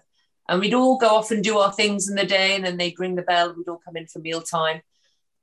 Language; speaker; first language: English; native; English